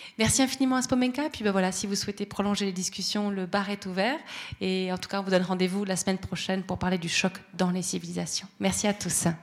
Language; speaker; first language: French; native; French